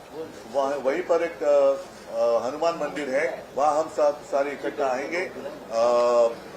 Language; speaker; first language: Hindi; non-native, local second language; Marathi